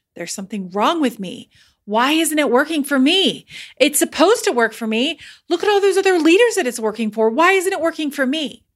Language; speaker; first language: English; native; English